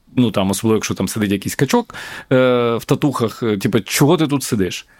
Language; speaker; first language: Ukrainian; native; Ukrainian